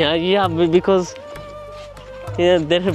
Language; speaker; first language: English; non-native, learner; Bangla